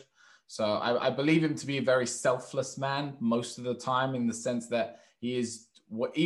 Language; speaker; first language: English; native; English